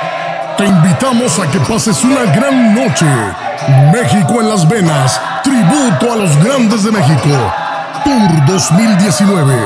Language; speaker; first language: Spanish; native; Spanish